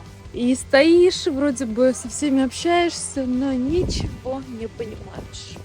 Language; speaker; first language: Russian; native; Russian